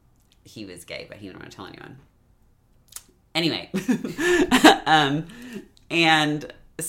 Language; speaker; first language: English; native; English